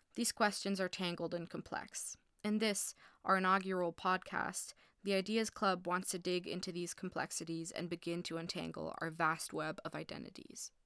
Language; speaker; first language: English; early bilingual, heritage; English